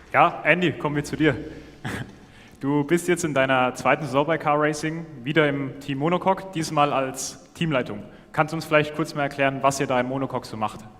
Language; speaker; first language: German; native; German